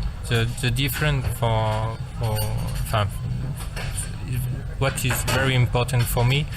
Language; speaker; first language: English; non-native, learner; French